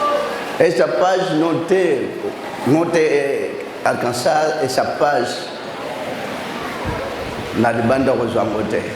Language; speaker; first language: Portuguese; non-native, learner; Lingala